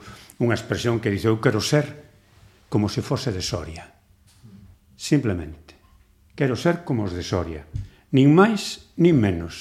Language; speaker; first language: Galician; non-native, local second language; Spanish